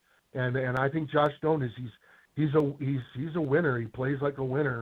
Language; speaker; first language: English; native; English